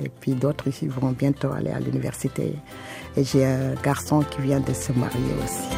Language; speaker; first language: French; non-native, local second language; Wolof